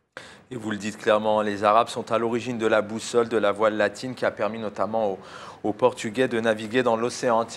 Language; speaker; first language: French; native; French